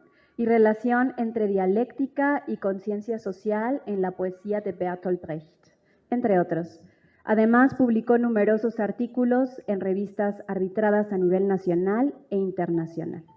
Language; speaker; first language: Spanish; native; Spanish